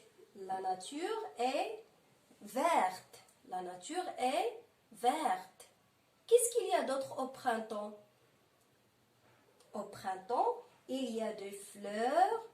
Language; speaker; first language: French; non-native, local second language; Arabic